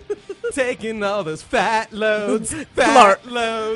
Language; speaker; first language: English; native; English